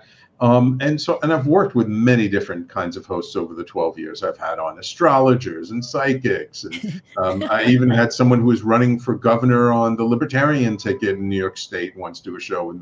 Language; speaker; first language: English; native; English